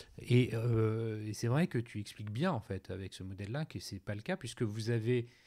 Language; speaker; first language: French; native; French